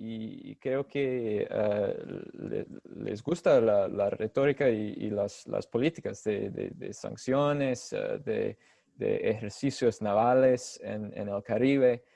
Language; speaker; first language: Spanish; non-native, fluent; English